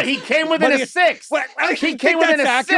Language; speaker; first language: English; native; English